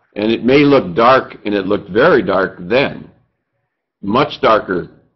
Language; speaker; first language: English; native; English